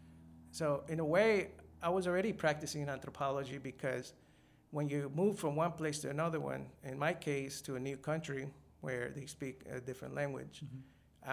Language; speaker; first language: English; non-native, fluent; Spanish